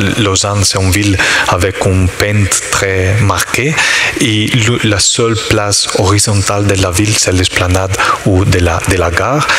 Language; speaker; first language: French; non-native, learner; Italian